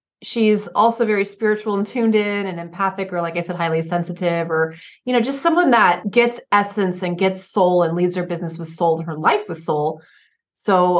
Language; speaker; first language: English; native; English